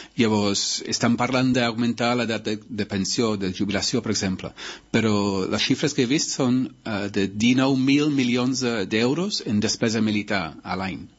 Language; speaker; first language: Catalan; non-native, local second language; Spanish